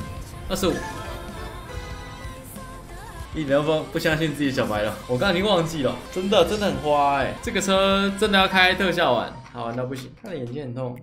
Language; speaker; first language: Chinese; native; Chinese